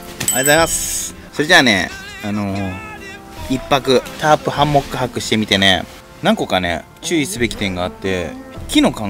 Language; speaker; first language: Japanese; native; Japanese